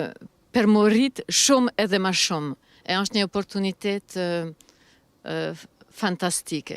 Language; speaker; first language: Albanian; early bilingual, heritage; Albanian